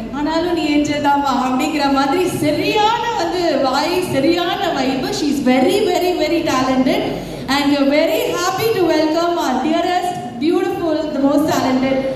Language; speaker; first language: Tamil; native; Tamil